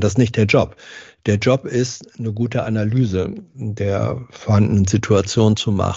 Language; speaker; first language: German; native; German